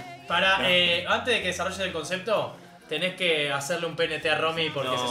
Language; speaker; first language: Spanish; native; Spanish